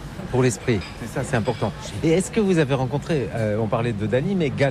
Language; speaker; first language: French; native; French